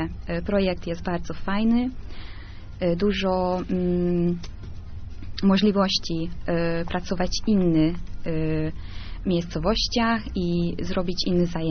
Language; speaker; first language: Polish; non-native, learner; Hungarian